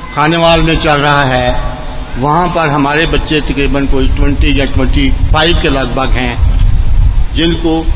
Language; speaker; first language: Urdu; native; Urdu